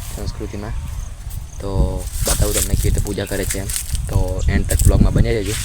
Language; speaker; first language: Gujarati; non-native, local second language; Rathawi